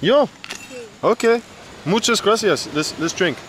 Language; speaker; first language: Spanish; non-native, learner; English